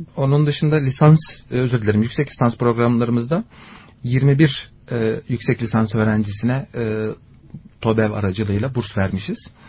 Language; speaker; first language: Turkish; native; Turkish